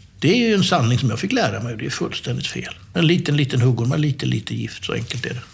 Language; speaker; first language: Swedish; native; Swedish